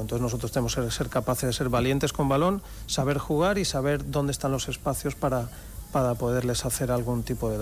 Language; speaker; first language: Spanish; native; Spanish